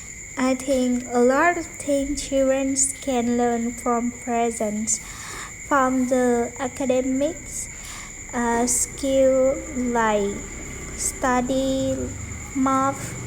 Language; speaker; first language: English; non-native, learner; Vietnamese